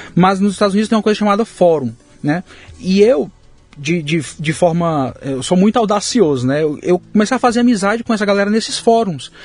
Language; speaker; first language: Portuguese; native; Portuguese